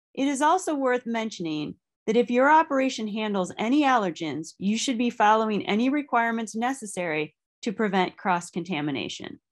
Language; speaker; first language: English; native; English